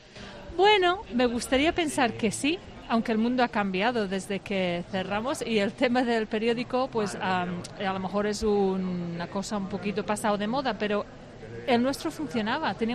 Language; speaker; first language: Spanish; non-native, fluent; English